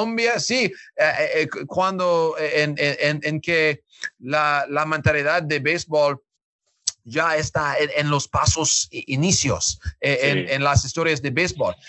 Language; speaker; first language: Spanish; non-native, learner; English